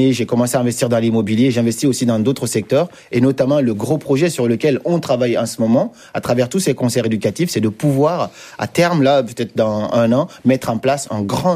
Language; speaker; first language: French; non-native, local second language; Fula